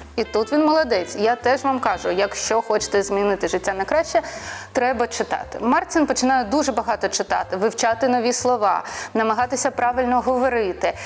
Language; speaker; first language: Ukrainian; non-native, local second language; Russian